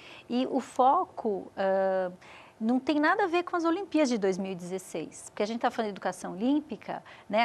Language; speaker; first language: Portuguese; native; Portuguese